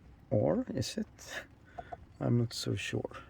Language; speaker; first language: English; non-native, fluent; Swedish